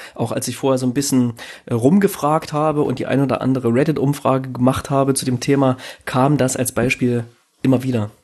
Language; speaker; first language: German; native; German